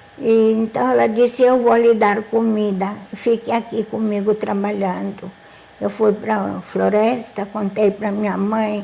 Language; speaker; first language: Portuguese; non-native, fluent; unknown